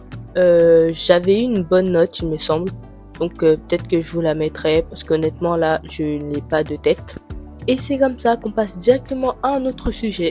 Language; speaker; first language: French; native; French